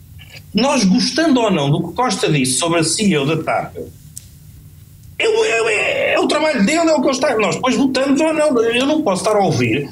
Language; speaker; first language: Portuguese; native; Portuguese